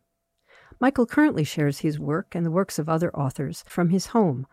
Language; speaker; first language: English; native; English